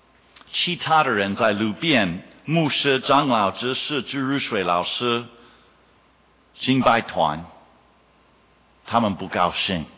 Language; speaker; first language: Chinese; non-native, fluent; English